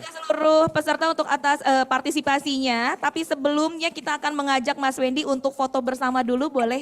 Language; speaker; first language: Indonesian; native; Indonesian